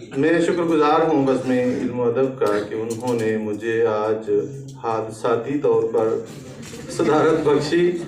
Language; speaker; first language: Urdu; non-native, local second language; Punjabi